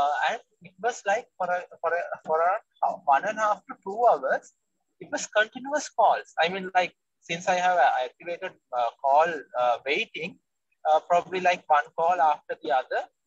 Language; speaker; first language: English; non-native, local second language; Sinhala